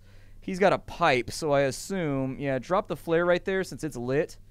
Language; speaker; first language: English; native; English